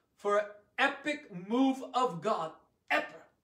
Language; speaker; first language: English; native; English